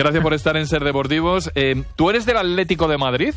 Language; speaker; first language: Spanish; native; Spanish